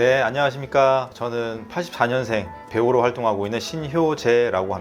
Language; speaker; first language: Korean; native; Korean